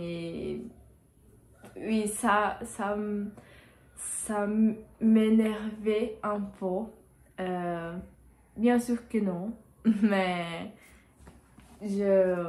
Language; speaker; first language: French; non-native, learner; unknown